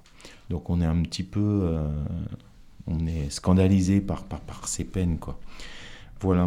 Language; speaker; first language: French; native; French